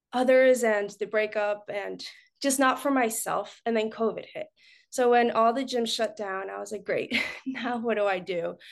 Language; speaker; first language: English; early bilingual, other home language; Spanish